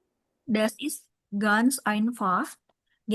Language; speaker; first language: German; non-native, learner; Indonesian